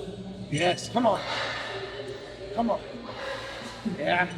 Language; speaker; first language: English; native; English